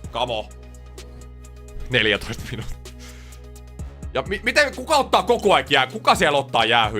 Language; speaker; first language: Finnish; native; Finnish